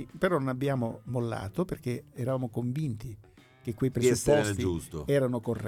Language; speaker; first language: Italian; native; Italian